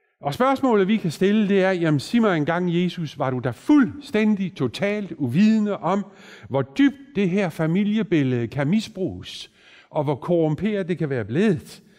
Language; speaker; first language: Danish; native; Danish